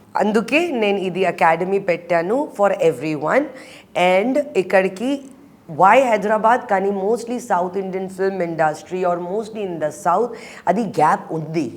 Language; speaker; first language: Telugu; non-native, learner; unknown